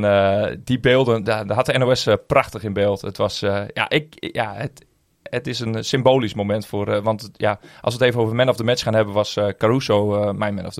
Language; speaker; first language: Dutch; native; Dutch